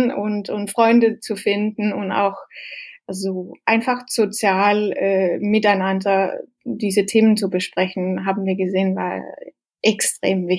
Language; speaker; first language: German; non-native, fluent; Danish